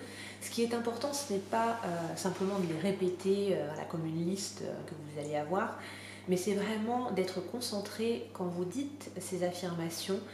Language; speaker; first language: French; native; French